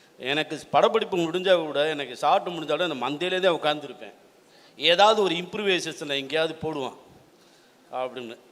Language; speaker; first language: Tamil; native; Tamil